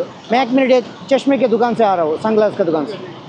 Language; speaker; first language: Hindi; non-native, learner; Bangla